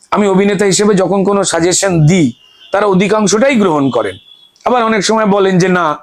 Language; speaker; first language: Bangla; native; Bangla